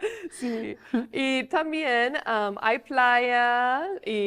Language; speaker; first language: Spanish; non-native, fluent; English